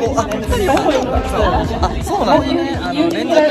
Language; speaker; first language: Japanese; native; Japanese